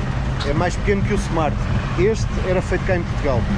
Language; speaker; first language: Portuguese; native; Portuguese